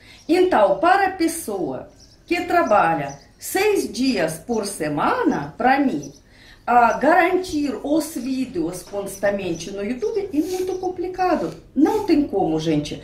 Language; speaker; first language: Portuguese; non-native, fluent; Russian